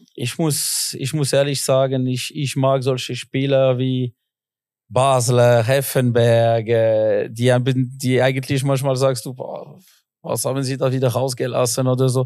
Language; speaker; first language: German; non-native, local second language; French